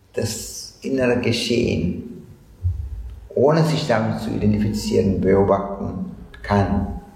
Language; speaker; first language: German; non-native, fluent; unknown